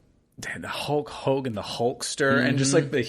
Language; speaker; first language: English; native; English